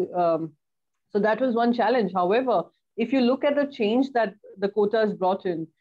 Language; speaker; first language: English; non-native, local second language; Hindi